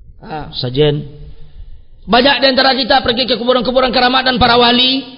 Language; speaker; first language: Indonesian; non-native, local second language; Minangkabau